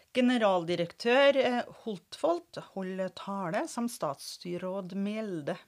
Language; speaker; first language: Norwegian; native; Norwegian